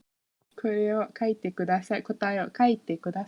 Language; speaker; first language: Japanese; non-native, fluent; Malay